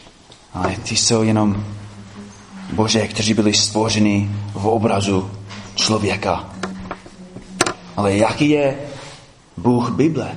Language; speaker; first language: Czech; non-native, fluent; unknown